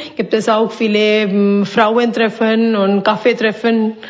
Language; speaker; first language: German; non-native, fluent; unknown